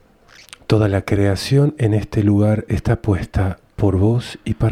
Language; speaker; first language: Spanish; native; Spanish